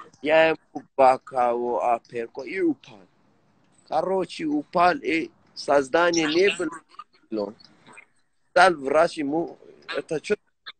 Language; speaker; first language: Russian; non-native, learner; Persian